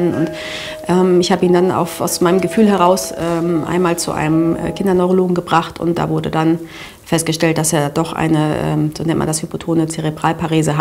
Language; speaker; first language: German; native; German